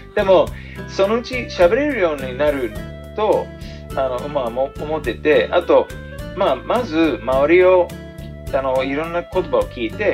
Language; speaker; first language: Japanese; non-native, fluent; English